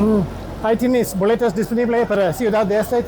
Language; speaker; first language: Spanish; non-native, learner; English